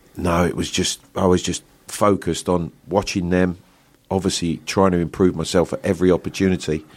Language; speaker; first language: English; native; English